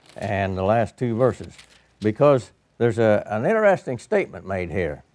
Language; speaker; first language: English; native; English